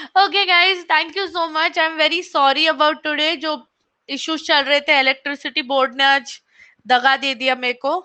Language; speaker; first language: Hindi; non-native, local second language; Marathi